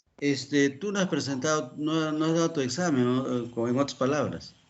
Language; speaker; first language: Spanish; native; Spanish